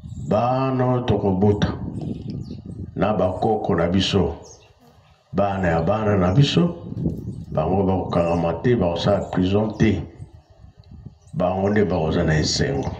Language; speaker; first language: Lingala; non-native, local second language; Kongo